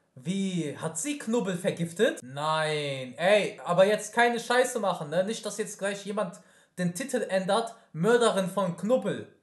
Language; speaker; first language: German; early bilingual, other home language; Arabic